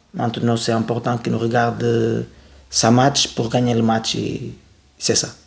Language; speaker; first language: French; non-native, learner; Portuguese